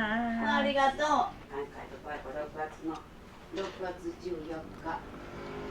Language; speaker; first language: Japanese; native; Japanese